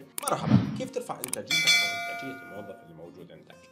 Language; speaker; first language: Arabic; native; Arabic